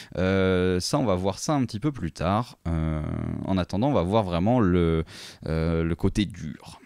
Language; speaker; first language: French; native; French